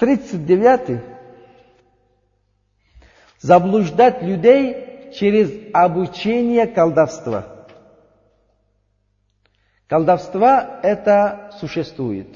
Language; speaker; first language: Russian; non-native, learner; Uzbek